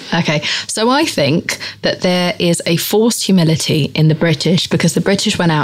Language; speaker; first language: English; native; English